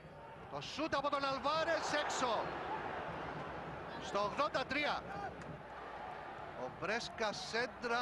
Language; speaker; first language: Greek; native; Greek